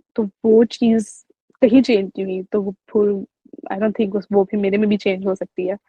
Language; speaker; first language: Urdu; native; Urdu